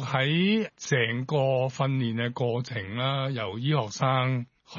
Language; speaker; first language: Cantonese; native; Cantonese